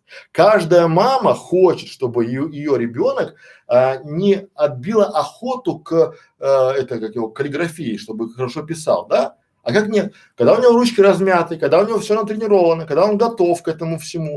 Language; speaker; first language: Russian; native; Russian